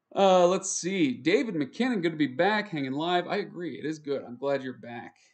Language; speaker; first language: English; native; English